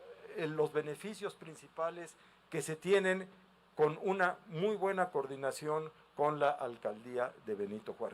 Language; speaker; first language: Spanish; native; Spanish